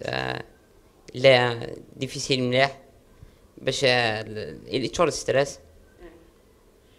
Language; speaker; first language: French; non-native, local second language; Arabic